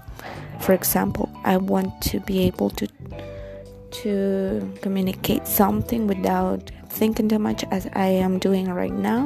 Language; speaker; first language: English; non-native, learner; Spanish